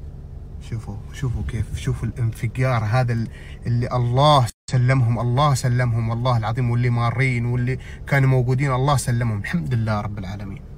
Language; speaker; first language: Arabic; native; Arabic